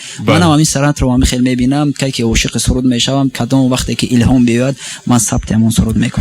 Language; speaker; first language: Persian; non-native, local second language; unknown